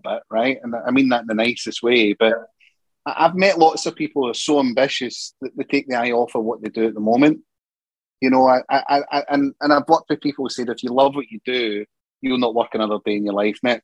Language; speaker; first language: English; native; English